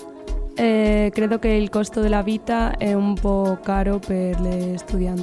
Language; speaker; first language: Italian; non-native, learner; Spanish